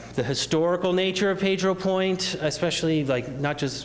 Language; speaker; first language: English; native; English